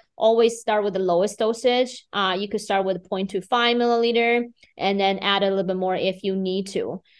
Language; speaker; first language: English; non-native, fluent; Chinese